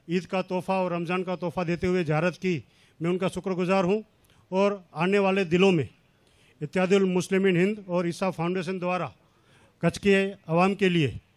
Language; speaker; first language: Hindi; non-native, local second language; Kachhi